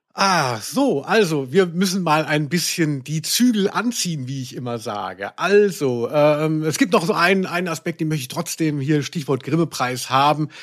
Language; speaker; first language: German; native; German